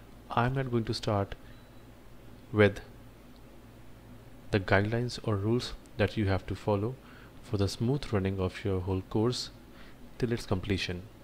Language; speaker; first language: English; non-native, local second language; Hindi